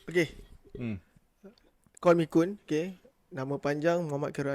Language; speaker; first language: Malay; native; Malay